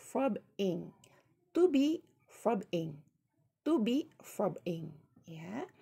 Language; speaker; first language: English; non-native, learner; Indonesian